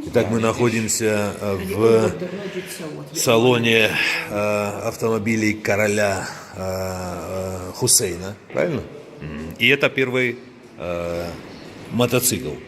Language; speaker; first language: Russian; native; Russian